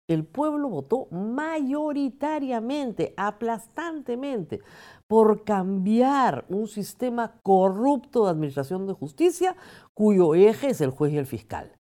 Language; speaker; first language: Spanish; native; Spanish